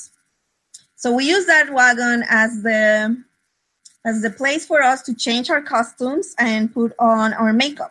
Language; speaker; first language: English; non-native, fluent; Spanish